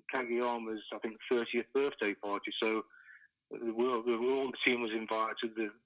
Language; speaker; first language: English; native; English